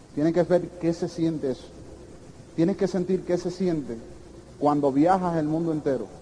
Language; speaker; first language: Spanish; early bilingual, heritage; Spanish